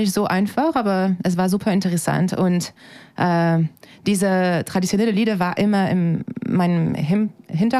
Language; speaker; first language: German; non-native, fluent; French